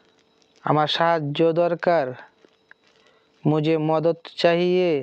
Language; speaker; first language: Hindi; non-native, learner; Bangla